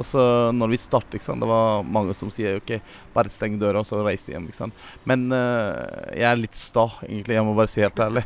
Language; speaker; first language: Norwegian; non-native, learner; Turkish